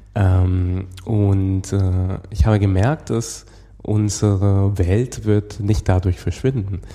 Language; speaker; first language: German; non-native, fluent; Spanish